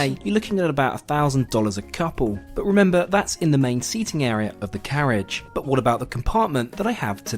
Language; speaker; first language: English; native; English